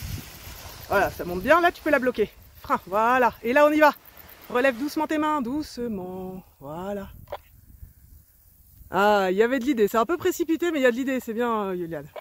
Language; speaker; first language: French; native; French